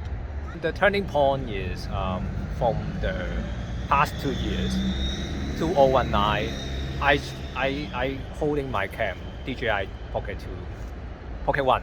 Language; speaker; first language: English; non-native, learner; Cantonese